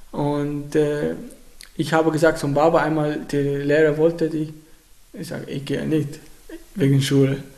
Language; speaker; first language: German; non-native, learner; Arabic